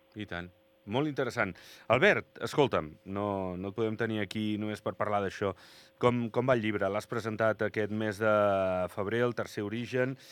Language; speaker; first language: Catalan; native; Catalan